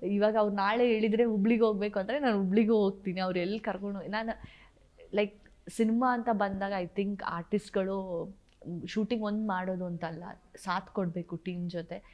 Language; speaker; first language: Kannada; non-native, local second language; Tulu